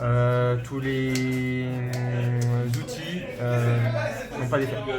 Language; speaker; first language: French; native; French